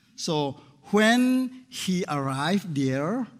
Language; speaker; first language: English; non-native, fluent; Burmese